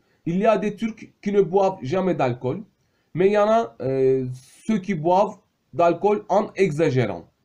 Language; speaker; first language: French; non-native, fluent; Turkish